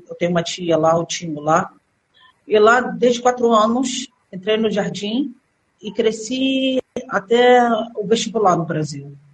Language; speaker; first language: Portuguese; early bilingual, other home language; Arabic